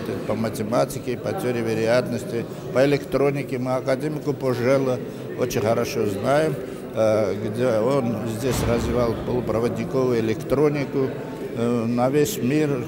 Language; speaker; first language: Russian; non-native, fluent; Armenian